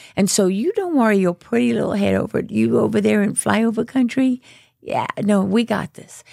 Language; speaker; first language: English; native; English